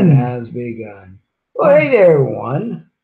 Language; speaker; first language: English; native; English